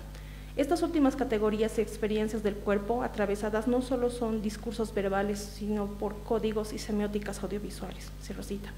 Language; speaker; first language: Spanish; native; Spanish